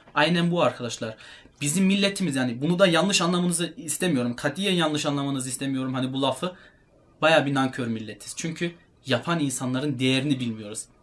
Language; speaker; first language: Turkish; early bilingual, heritage; Turkish